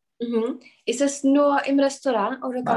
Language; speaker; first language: German; non-native, learner; Czech